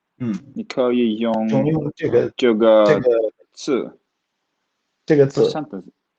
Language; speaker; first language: Chinese; non-native, learner; Swedish